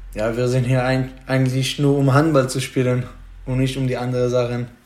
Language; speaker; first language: German; non-native, fluent; Hebrew